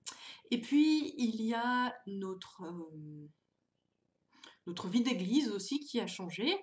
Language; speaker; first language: French; native; French